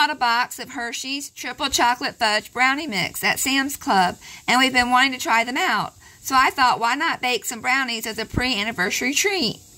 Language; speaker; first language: English; native; English